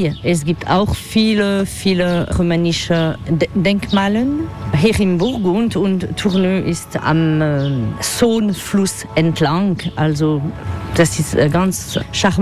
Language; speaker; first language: German; non-native, fluent; French